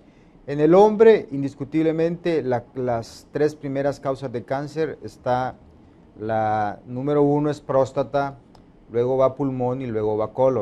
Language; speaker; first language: Spanish; native; Spanish